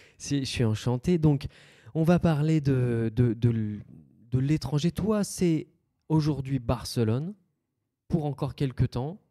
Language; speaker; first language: French; native; French